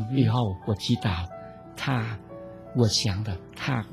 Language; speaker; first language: Chinese; non-native, learner; Vietnamese